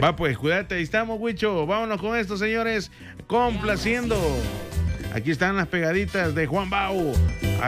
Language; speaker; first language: Spanish; native; Spanish